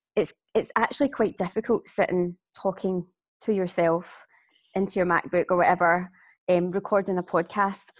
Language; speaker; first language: English; native; English